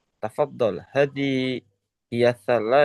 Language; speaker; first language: Arabic; non-native, learner; Indonesian